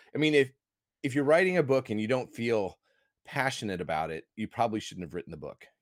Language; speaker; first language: English; native; English